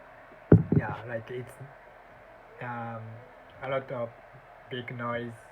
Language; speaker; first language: English; non-native, learner; Japanese